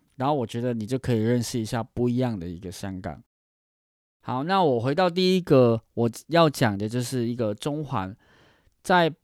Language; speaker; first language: Chinese; non-native, fluent; Cantonese